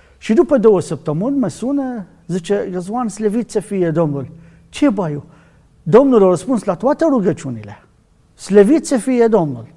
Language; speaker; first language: Romanian; non-native, learner; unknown